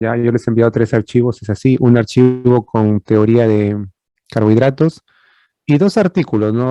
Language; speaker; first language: Spanish; native; Spanish